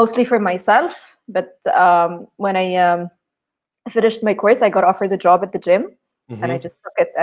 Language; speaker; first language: English; non-native, fluent; Arabic